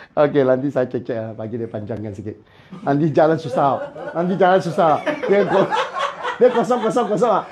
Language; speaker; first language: Malay; non-native, local second language; Chinese